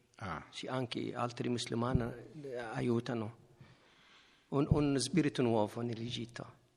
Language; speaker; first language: Italian; non-native, learner; Arabic